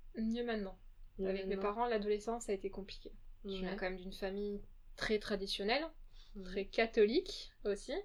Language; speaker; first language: French; early bilingual, other home language; Portuguese